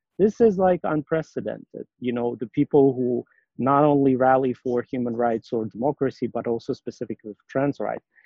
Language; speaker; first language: English; non-native, fluent; Russian